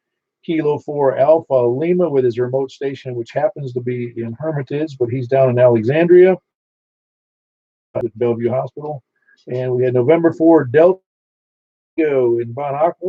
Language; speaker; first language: English; native; English